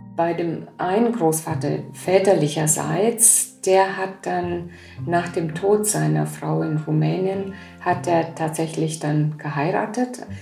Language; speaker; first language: German; native; German